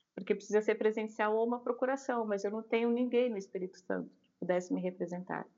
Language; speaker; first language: Portuguese; native; Portuguese